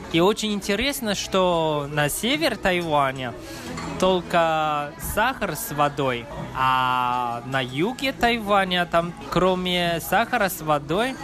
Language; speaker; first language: Russian; non-native, learner; Chinese